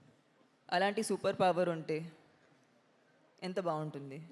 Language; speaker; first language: Telugu; non-native, local second language; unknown